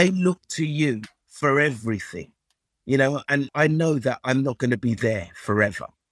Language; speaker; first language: English; early bilingual, other home language; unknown